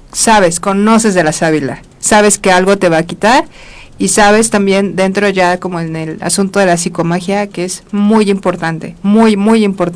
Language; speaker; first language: Spanish; native; Spanish